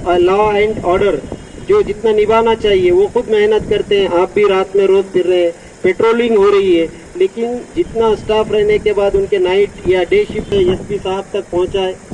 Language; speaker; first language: Hindi; non-native, local second language; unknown